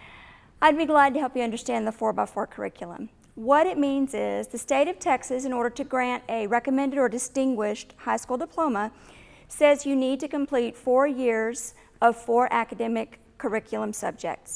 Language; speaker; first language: English; native; English